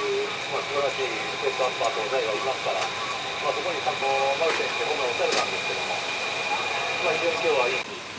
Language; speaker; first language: Japanese; native; Japanese